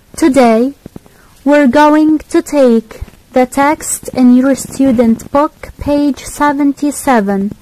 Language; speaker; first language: English; non-native, fluent; Arabic